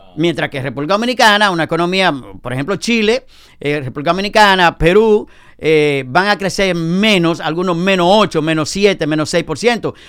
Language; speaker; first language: Spanish; native; Spanish